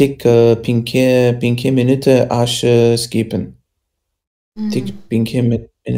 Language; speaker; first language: Lithuanian; non-native, learner; Arabic